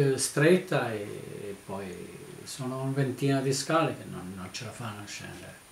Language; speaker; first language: Italian; non-native, learner; Albanian